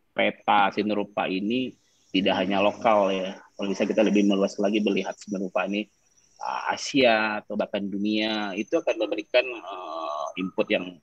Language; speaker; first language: Indonesian; non-native, local second language; Minangkabau